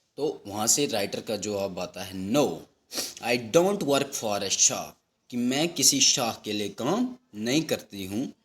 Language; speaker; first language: Hindi; native; Hindi